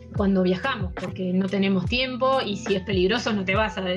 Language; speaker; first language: Spanish; early bilingual, heritage; French